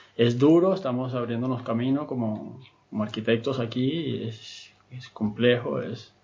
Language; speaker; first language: Spanish; native; Spanish